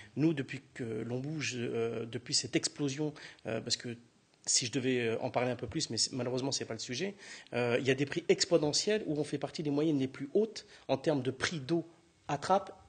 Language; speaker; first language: French; native; French